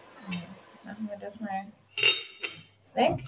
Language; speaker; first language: German; native; German